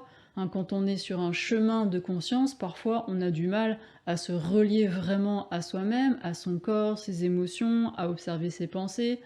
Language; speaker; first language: French; native; French